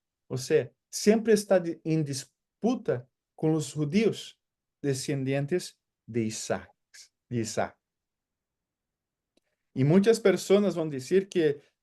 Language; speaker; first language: Spanish; non-native, fluent; Portuguese